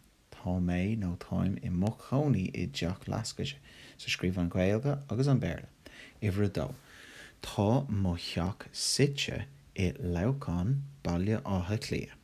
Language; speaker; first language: Irish; non-native, local second language; English